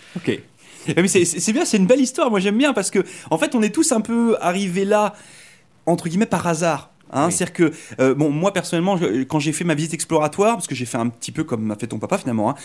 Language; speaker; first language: French; native; French